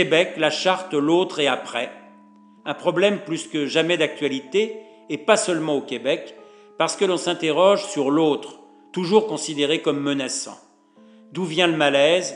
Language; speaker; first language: French; native; French